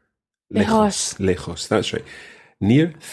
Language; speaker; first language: Spanish; non-native, fluent; English